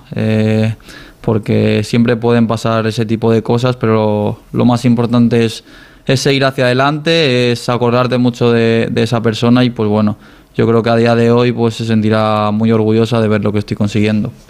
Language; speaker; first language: Spanish; native; Spanish